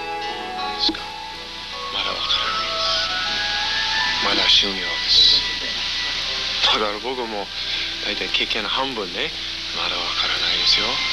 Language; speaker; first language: Japanese; non-native, learner; English